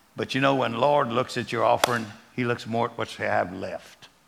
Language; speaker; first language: English; native; English